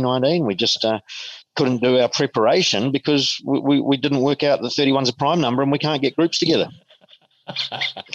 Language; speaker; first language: English; native; English